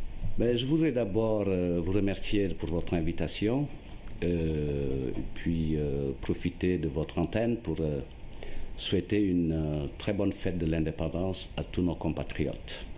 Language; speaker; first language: French; non-native, local second language; Wolof